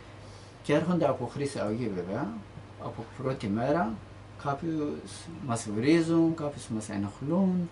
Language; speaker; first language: Greek; non-native, learner; Turkish